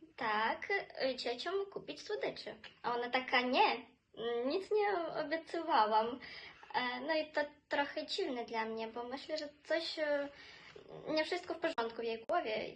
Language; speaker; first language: Polish; non-native, learner; Ukrainian